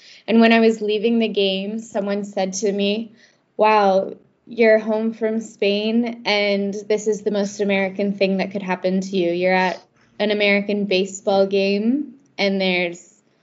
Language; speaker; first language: English; native; English